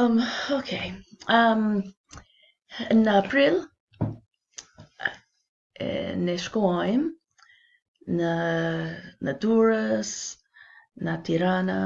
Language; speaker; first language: Albanian; non-native, learner; English